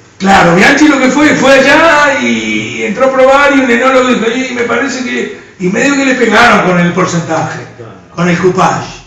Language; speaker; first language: Spanish; native; Spanish